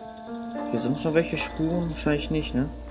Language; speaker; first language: German; native; German